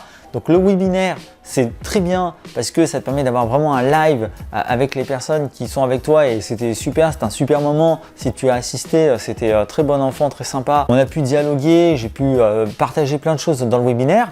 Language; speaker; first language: French; native; French